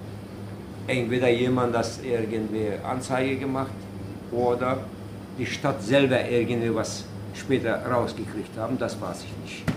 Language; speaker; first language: German; non-native, learner; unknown